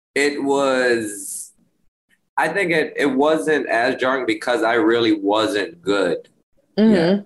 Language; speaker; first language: English; early bilingual, other home language; Spanish